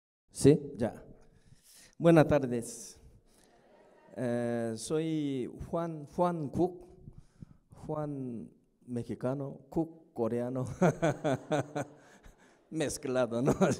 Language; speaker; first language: Spanish; non-native, fluent; Korean